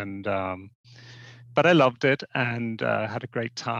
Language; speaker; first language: English; native; English